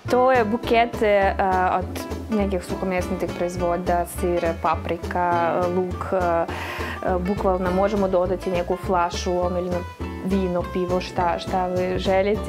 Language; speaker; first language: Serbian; non-native, fluent; Russian